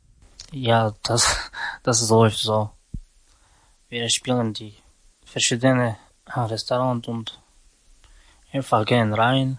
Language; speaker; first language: German; non-native, learner; Romany